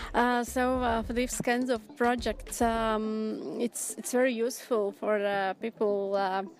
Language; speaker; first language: English; non-native, learner; Latvian